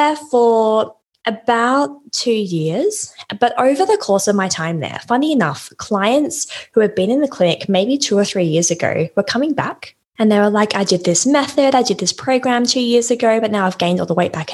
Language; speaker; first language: English; native; English